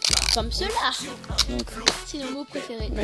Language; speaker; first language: French; native; French